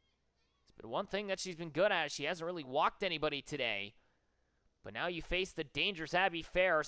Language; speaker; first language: English; native; English